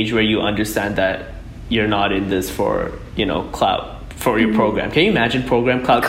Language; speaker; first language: English; native; English